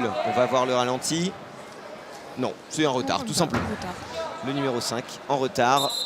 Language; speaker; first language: French; native; French